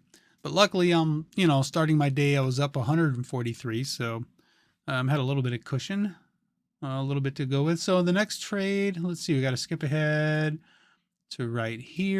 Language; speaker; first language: English; native; English